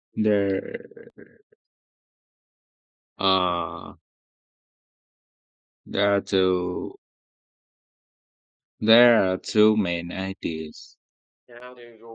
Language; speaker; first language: English; non-native, learner; Vietnamese